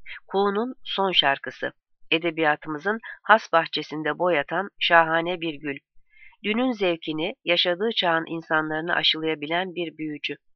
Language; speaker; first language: Turkish; native; Turkish